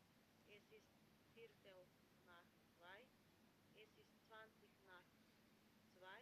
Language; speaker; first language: German; non-native, learner; Macedonian